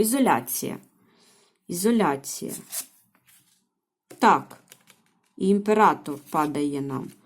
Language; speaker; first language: Ukrainian; native; Ukrainian